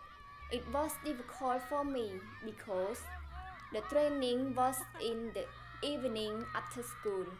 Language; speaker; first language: English; non-native, learner; Khmer